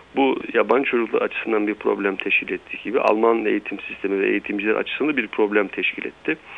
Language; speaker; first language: Turkish; native; Turkish